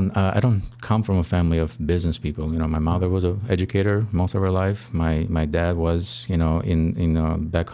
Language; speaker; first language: English; non-native, fluent; Albanian